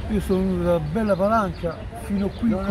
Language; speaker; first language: Italian; non-native, learner; Arabic